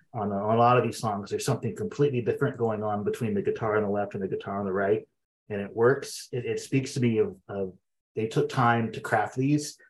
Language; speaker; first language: English; native; English